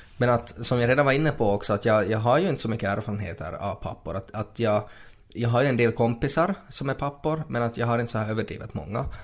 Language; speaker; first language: Swedish; native; Swedish